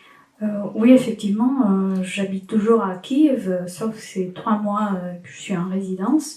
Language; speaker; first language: French; non-native, fluent; Ukrainian